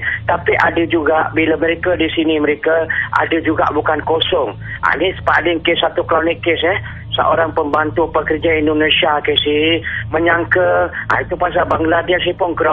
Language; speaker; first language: Malay; native; Malay